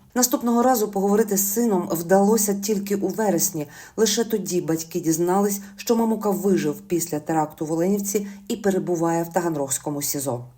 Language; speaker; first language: Ukrainian; native; Ukrainian